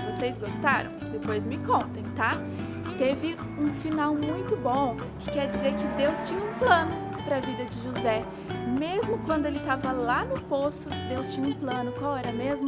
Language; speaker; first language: Portuguese; native; Portuguese